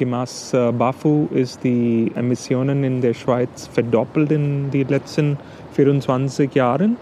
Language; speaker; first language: German; non-native, fluent; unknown